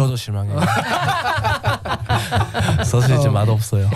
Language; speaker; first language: Korean; non-native, learner; English